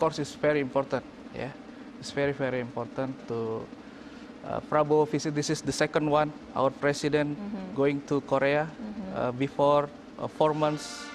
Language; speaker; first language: English; non-native, learner; Indonesian